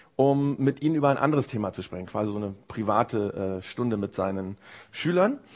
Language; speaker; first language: German; early bilingual, other home language; Japanese